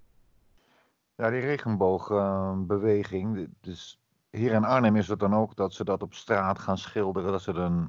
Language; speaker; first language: Dutch; native; Dutch